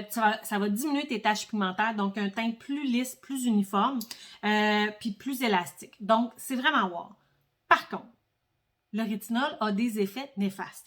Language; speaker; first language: French; native; French